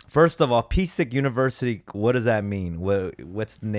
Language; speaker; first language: English; early bilingual, other home language; Korean